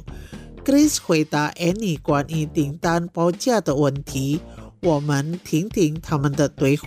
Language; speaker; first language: Chinese; non-native, fluent; Indonesian